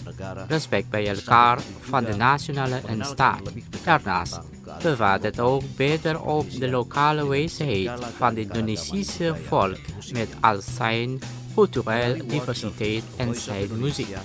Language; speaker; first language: Dutch; non-native, learner; Indonesian